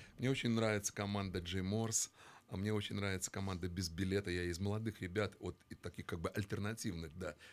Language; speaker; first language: Russian; native; Russian